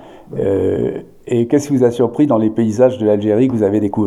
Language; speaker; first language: French; native; French